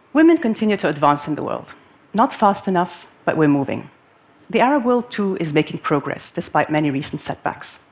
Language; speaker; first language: English; non-native, fluent; Arabic